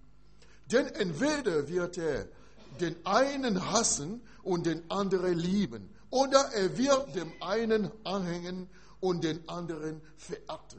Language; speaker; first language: German; non-native, learner; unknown